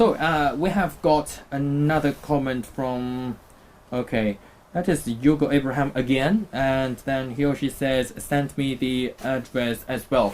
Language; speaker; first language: English; non-native, fluent; Chinese